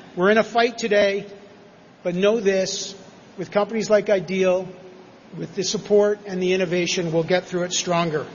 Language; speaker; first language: English; native; English